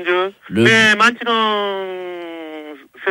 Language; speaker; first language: French; non-native, learner; Japanese